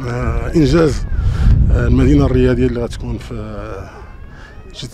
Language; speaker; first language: Arabic; native; Arabic